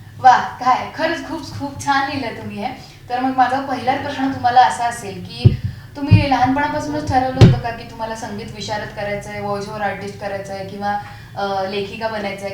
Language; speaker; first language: Marathi; native; Marathi